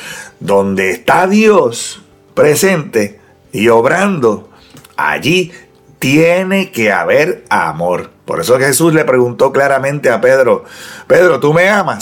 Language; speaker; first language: Spanish; native; Spanish